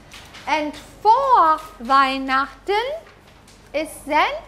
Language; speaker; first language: German; non-native, fluent; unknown